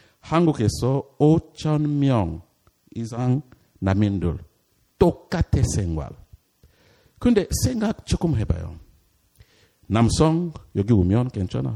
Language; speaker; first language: Korean; non-native, learner; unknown